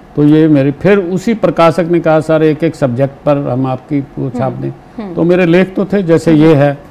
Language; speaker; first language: Hindi; native; Hindi